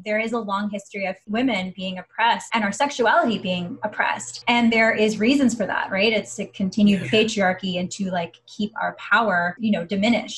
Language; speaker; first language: English; native; English